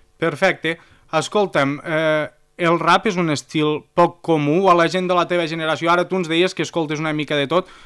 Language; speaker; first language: Catalan; native; Catalan